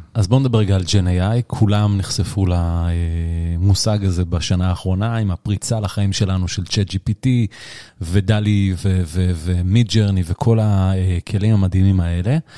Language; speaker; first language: Hebrew; native; Hebrew